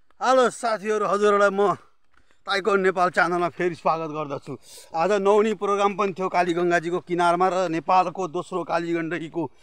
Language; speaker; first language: Nepali; native; Nepali